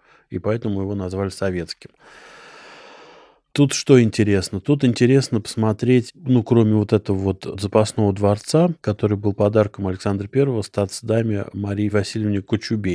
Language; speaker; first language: Russian; native; Russian